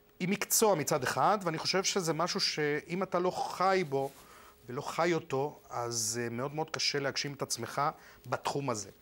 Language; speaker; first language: Hebrew; non-native, fluent; Spanish